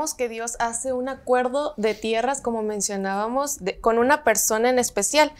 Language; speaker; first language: Spanish; native; Spanish